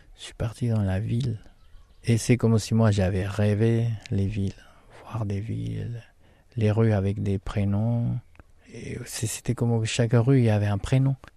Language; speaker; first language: French; non-native, fluent; Spanish